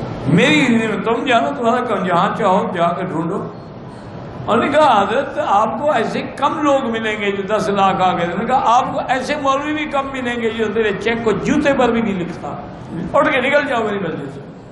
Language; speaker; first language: Urdu; native; Urdu